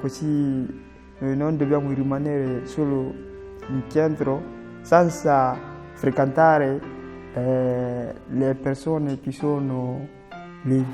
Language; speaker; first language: Italian; non-native, learner; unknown